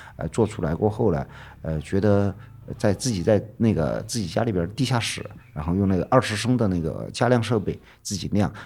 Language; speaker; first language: Chinese; native; Chinese